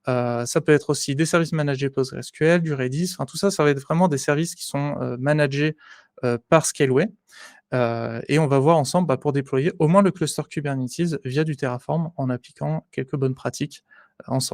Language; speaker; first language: French; native; French